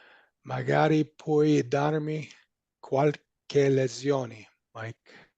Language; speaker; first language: Italian; non-native, learner; English